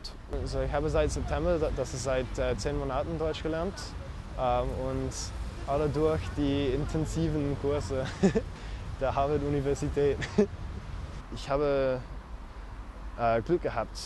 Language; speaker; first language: German; non-native, fluent; English